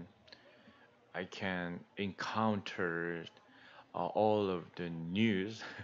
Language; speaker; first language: English; non-native, learner; Korean